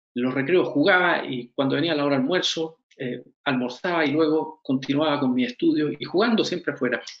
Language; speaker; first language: Spanish; native; Spanish